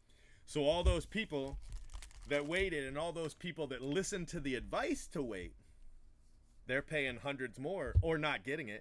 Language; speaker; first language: English; native; English